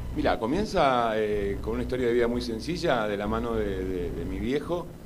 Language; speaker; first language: Spanish; native; Spanish